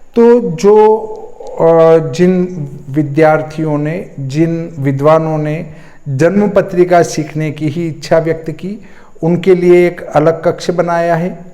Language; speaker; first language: Hindi; native; Hindi